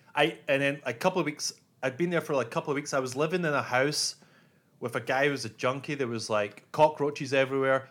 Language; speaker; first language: English; native; English